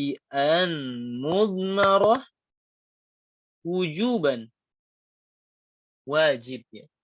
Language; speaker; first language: Arabic; non-native, fluent; Indonesian